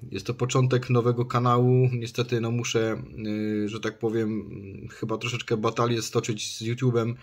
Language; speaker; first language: Polish; native; Polish